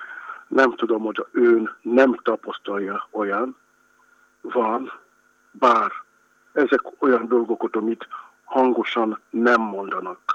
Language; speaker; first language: Hungarian; non-native, fluent; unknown